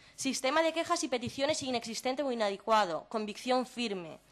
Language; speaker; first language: Spanish; non-native, local second language; Catalan